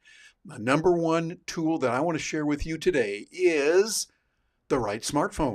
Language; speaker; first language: English; native; English